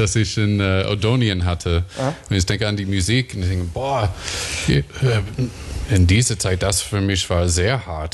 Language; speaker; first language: German; non-native, fluent; English